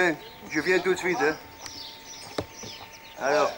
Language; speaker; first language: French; non-native, learner; Dutch